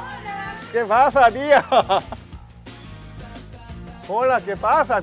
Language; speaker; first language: Spanish; non-native, learner; Korean